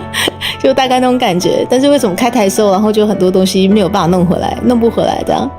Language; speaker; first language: Chinese; native; Chinese